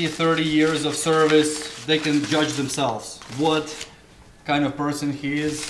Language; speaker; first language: English; non-native, fluent; Russian